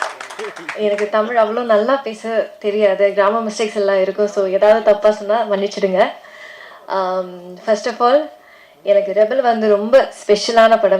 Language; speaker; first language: Tamil; non-native, learner; Malayalam